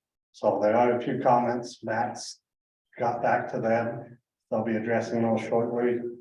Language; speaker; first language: English; native; English